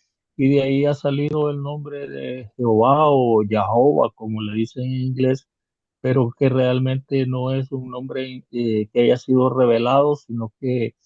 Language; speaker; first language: Spanish; native; Spanish